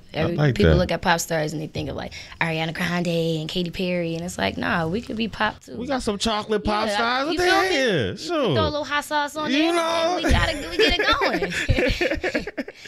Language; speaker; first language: English; native; English